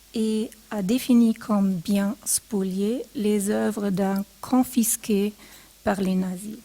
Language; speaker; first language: French; non-native, fluent; German